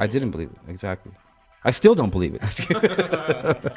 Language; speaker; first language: English; native; English